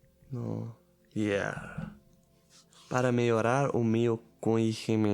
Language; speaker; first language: Portuguese; non-native, learner; German